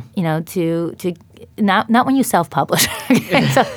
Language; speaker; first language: English; native; English